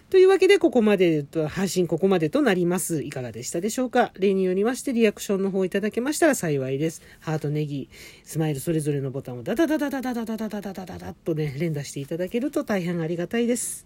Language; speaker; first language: Japanese; native; Japanese